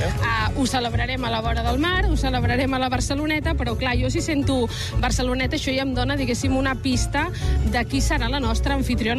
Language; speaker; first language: Catalan; native; Catalan